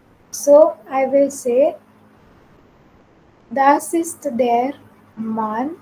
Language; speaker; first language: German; non-native, fluent; Hindi